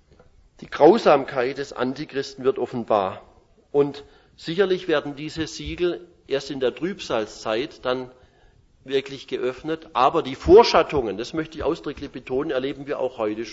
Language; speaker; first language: German; native; German